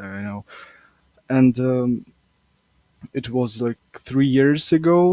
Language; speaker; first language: English; non-native, fluent; Russian